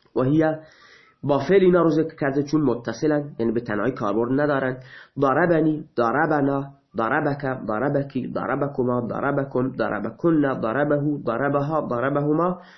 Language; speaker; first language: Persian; non-native, local second language; Baluchi